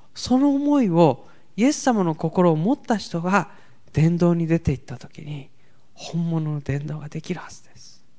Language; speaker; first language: Japanese; native; Japanese